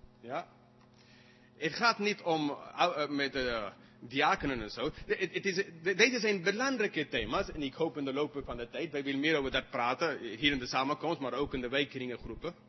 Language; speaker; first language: Dutch; non-native, fluent; English